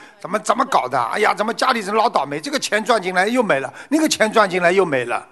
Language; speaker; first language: Chinese; native; Chinese